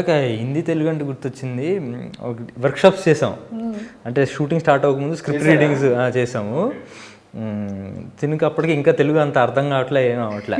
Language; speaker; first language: Telugu; native; Telugu